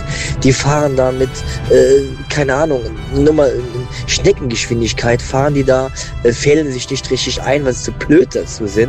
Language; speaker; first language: German; native; German